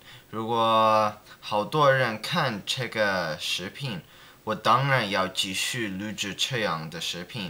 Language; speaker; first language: Chinese; non-native, learner; English